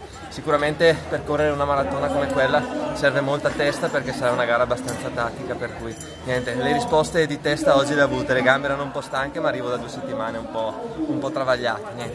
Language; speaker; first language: Italian; native; Italian